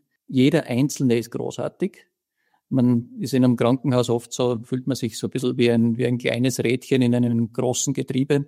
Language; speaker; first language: German; native; German